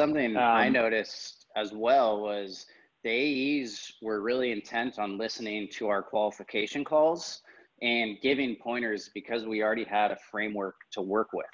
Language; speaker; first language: English; native; English